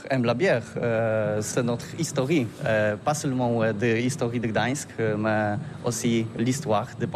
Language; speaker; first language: French; non-native, learner; Polish